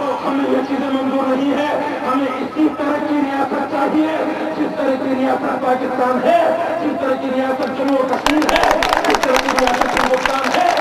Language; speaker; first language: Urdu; non-native, local second language; Shina